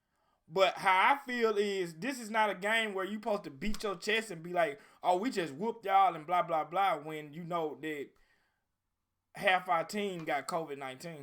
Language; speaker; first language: English; native; English